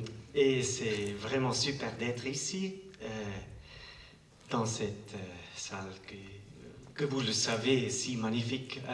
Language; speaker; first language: French; non-native, local second language; German